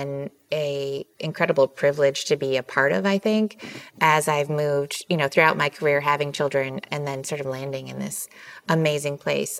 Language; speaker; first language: English; native; English